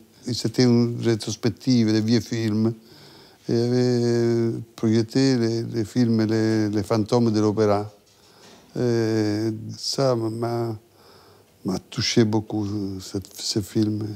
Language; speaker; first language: French; non-native, fluent; Italian